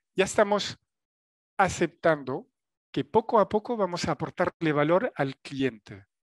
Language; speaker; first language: Spanish; non-native, fluent; French